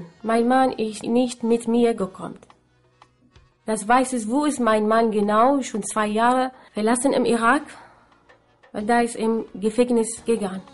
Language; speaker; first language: German; non-native, learner; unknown